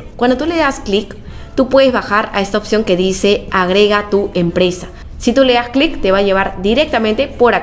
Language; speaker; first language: Spanish; native; Spanish